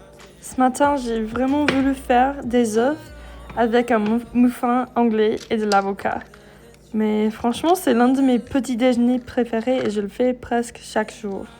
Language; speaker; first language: French; non-native, learner; English